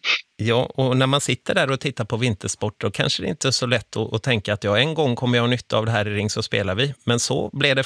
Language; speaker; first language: Swedish; native; Swedish